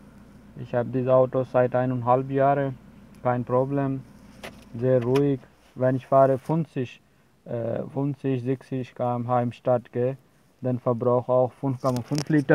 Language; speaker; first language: German; non-native, learner; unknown